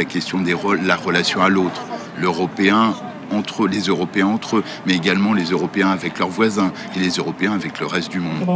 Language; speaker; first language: French; native; French